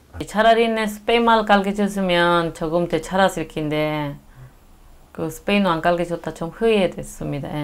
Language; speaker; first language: Korean; non-native, learner; Spanish